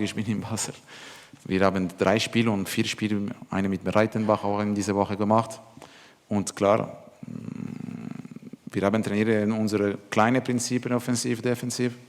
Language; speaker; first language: German; non-native, learner; French